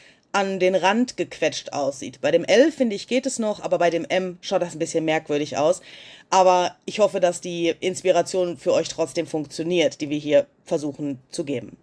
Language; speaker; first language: German; native; German